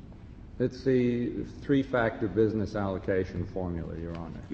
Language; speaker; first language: English; native; English